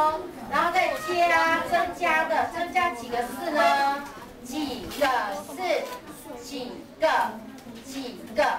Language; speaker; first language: Chinese; native; Chinese